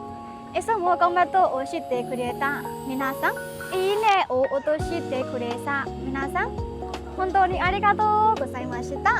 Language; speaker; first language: Japanese; non-native, learner; Burmese